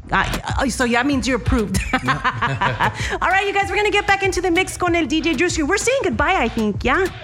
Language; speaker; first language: English; early bilingual, other home language; Spanish